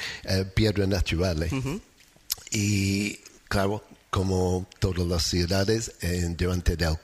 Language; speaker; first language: Spanish; non-native, learner; English